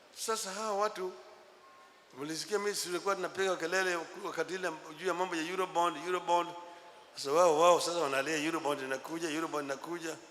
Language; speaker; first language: Swahili; non-native, local second language; Luo (Kenya and Tanzania)